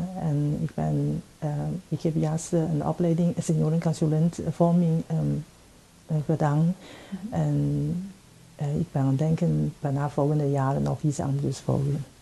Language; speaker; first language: Dutch; non-native, fluent; Chinese